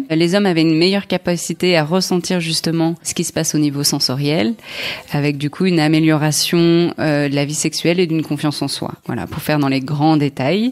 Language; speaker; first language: French; native; French